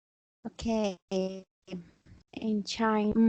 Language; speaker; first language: English; non-native, learner; Spanish